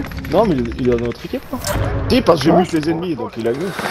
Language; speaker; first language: French; native; French